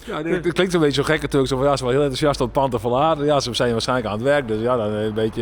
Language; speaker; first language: Dutch; non-native, local second language; Western Frisian